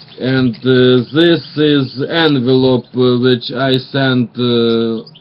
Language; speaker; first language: English; non-native, learner; Russian